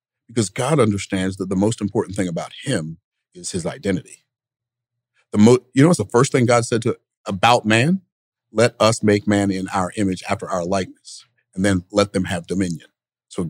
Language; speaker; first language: English; native; English